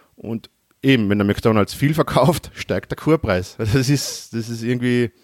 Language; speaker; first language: German; native; German